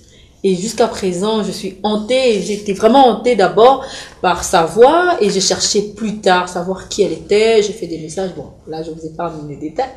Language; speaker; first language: French; non-native, local second language; Lingala